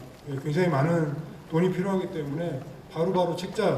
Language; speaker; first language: Korean; native; Korean